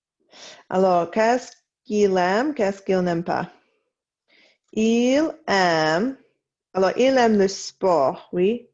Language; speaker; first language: French; non-native, fluent; English